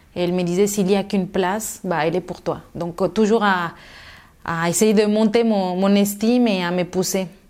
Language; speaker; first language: French; non-native, fluent; Spanish